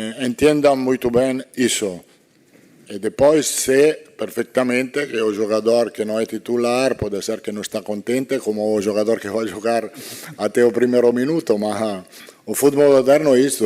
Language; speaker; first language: Portuguese; non-native, fluent; Italian